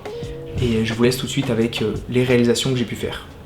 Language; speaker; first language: French; native; French